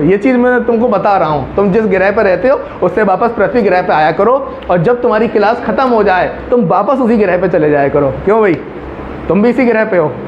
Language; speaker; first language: Hindi; native; Hindi